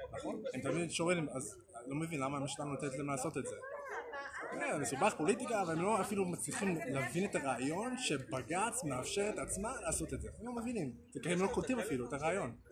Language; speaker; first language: Hebrew; non-native, fluent; English